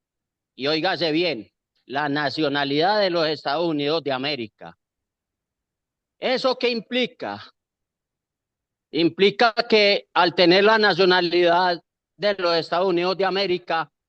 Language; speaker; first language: Spanish; native; Spanish